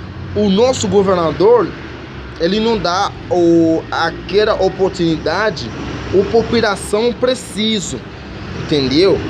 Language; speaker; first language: Portuguese; non-native, learner; Haitian Creole